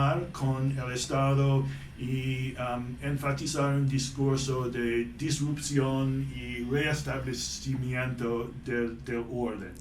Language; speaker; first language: Spanish; non-native, fluent; English